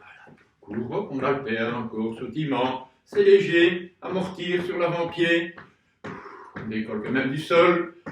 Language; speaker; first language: French; native; French